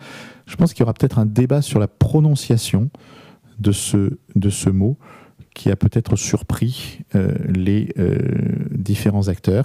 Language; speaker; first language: French; native; French